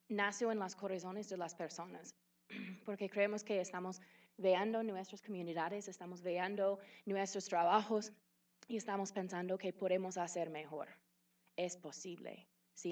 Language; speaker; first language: Spanish; non-native, fluent; English